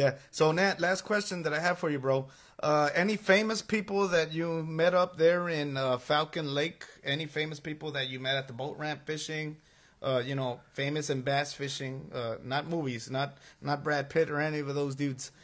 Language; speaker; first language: English; early bilingual, other home language; Spanish